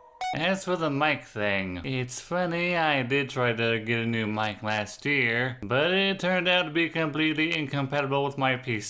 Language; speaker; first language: English; native; English